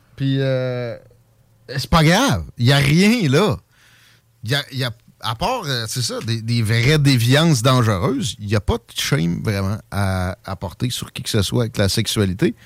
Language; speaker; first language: French; native; French